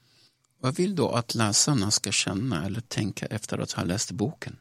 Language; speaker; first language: Swedish; non-native, fluent; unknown